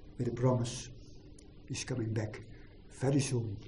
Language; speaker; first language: English; non-native, fluent; Dutch